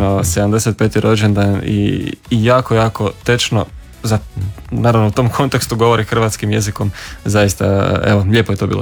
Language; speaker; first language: Serbian; native; Serbian